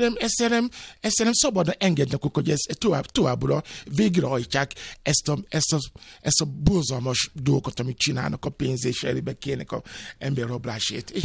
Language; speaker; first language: Hungarian; non-native, learner; Yoruba